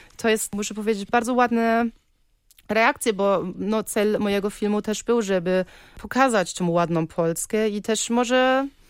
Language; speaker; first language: Polish; early bilingual, heritage; Polish